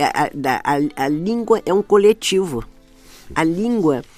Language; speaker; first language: Portuguese; native; Portuguese